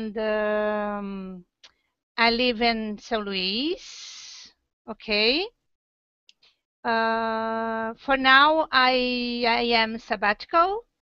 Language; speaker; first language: English; non-native, learner; Portuguese